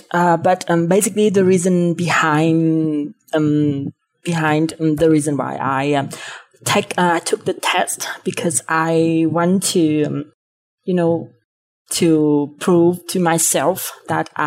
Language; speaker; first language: English; non-native, fluent; Vietnamese